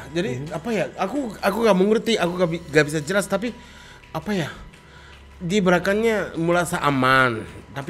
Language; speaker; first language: Indonesian; non-native, learner; Japanese